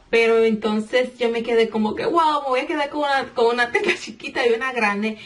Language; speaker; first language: Spanish; native; Spanish